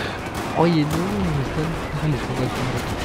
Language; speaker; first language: Spanish; native; Spanish